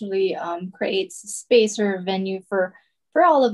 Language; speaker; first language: English; non-native, local second language; Filipino